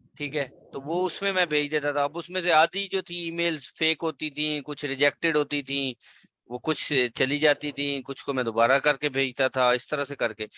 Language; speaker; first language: Urdu; native; Urdu